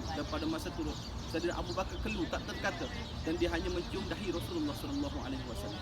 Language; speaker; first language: Malay; native; Malay